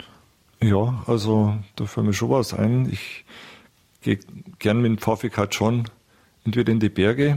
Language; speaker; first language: German; native; German